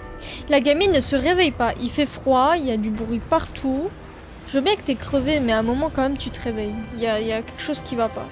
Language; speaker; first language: French; native; French